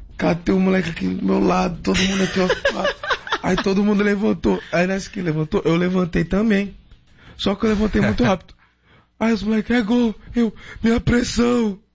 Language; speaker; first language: Portuguese; native; Portuguese